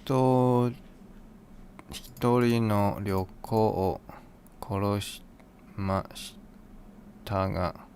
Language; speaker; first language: Japanese; non-native, learner; English